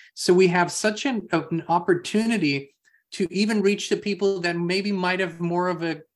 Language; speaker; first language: English; non-native, fluent; German